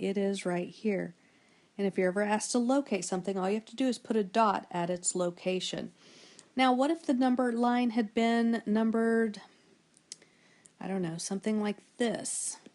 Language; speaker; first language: English; native; English